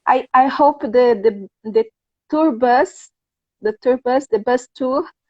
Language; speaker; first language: English; non-native, fluent; Portuguese